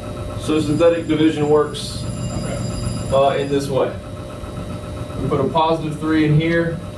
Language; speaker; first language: English; native; English